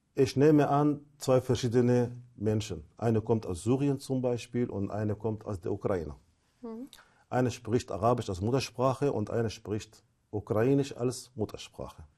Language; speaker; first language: German; non-native, fluent; Arabic